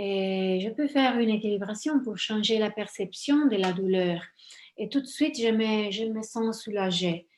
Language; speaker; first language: French; non-native, fluent; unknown